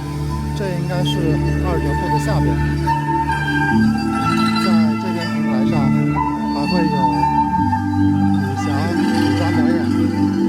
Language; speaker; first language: Chinese; native; Chinese